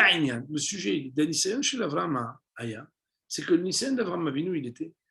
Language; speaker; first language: French; native; French